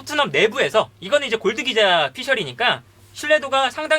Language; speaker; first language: Korean; native; Korean